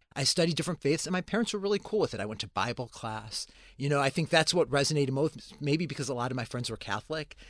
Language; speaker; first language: English; native; English